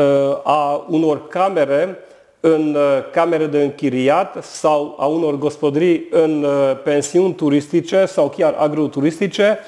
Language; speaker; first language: Romanian; non-native, local second language; Hungarian